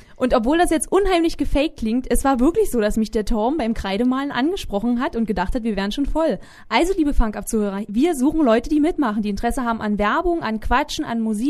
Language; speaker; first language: German; native; German